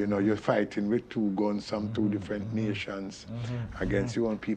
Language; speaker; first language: English; native; English